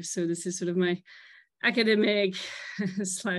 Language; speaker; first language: English; non-native, fluent; French